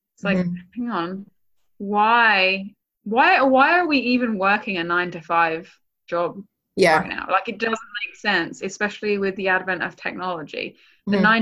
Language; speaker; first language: English; native; English